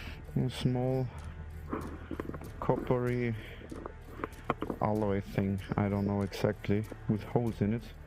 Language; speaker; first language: English; non-native, learner; German